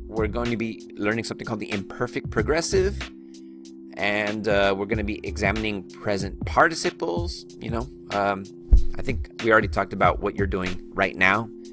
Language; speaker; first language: English; native; English